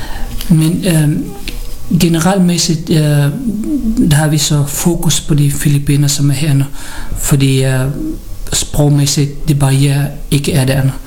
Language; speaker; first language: Danish; non-native, learner; Filipino